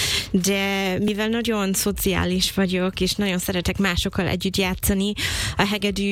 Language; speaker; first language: Hungarian; non-native, fluent; English